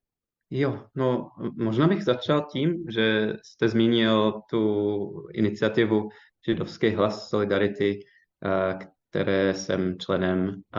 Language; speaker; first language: Czech; non-native, fluent; English